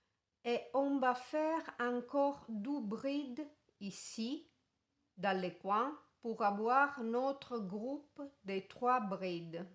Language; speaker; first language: French; non-native, fluent; Italian